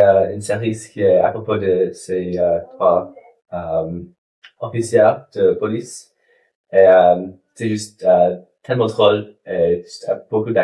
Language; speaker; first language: French; non-native, local second language; English